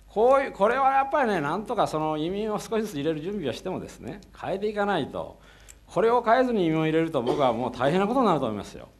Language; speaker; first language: Japanese; native; Japanese